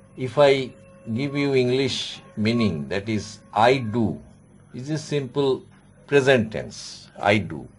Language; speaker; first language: English; non-native, local second language; Bangla